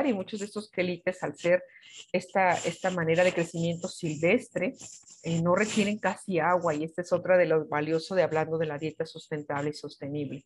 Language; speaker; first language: Spanish; native; Spanish